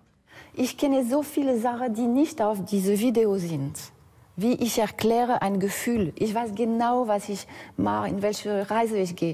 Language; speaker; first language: German; non-native, fluent; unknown